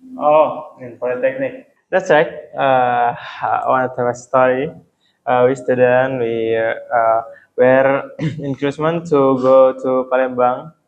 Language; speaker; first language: English; non-native, learner; Indonesian